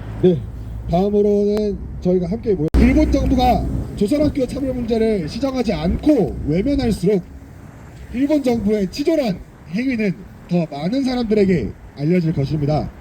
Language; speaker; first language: Korean; native; Korean